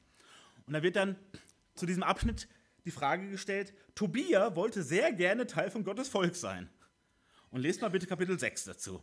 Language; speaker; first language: German; native; German